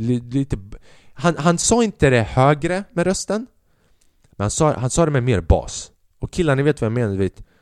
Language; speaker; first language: Swedish; early bilingual, other home language; Albanian